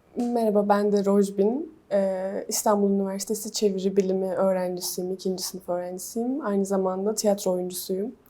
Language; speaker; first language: Turkish; non-native, local second language; Kurdish